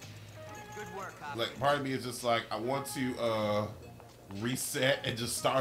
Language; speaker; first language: English; native; English